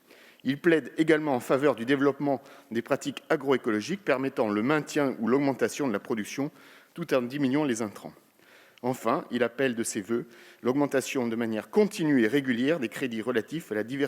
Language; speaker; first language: French; native; French